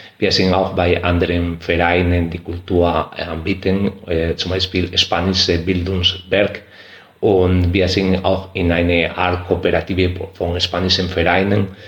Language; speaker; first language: German; non-native, fluent; Spanish